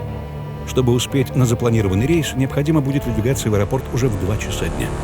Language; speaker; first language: Russian; native; Russian